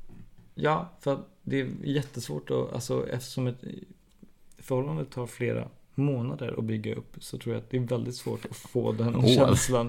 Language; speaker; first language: Swedish; native; Swedish